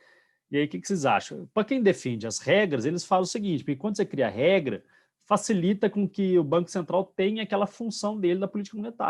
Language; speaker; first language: Portuguese; native; Portuguese